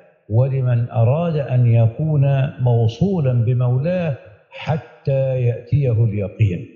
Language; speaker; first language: Arabic; native; Arabic